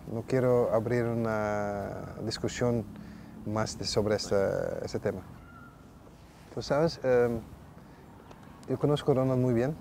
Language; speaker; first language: Spanish; non-native, fluent; Dutch